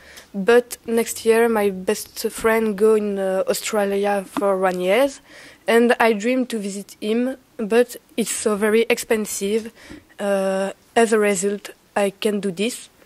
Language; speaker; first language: English; non-native, learner; French